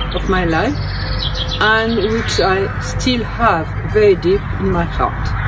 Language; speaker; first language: English; non-native, fluent; French